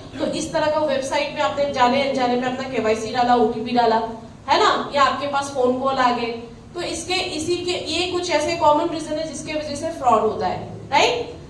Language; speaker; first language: Hindi; non-native, local second language; Assamese